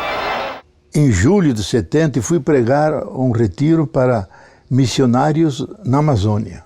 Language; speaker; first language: Portuguese; native; Portuguese